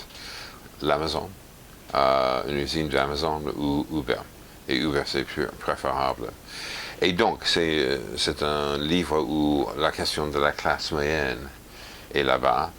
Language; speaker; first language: French; non-native, fluent; English